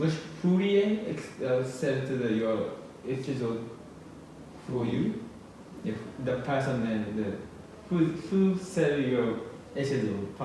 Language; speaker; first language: English; non-native, learner; Japanese